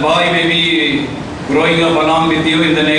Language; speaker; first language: English; non-native, local second language; Telugu